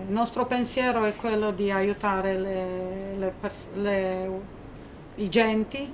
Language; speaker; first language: Italian; non-native, learner; Romanian